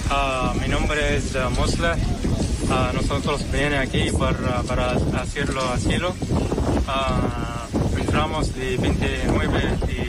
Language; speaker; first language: Spanish; non-native, learner; Arabic